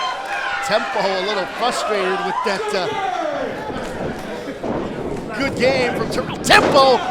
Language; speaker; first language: English; native; English